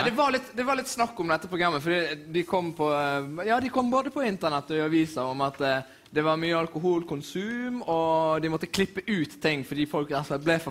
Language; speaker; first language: Norwegian; native; Norwegian